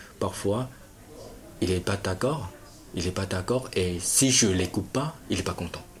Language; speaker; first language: French; non-native, fluent; Chinese